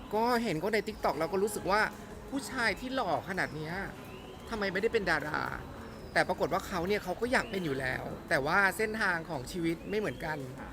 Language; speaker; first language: Thai; native; Thai